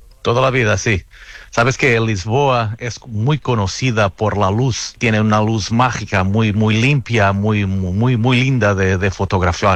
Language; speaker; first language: Spanish; non-native, fluent; Portuguese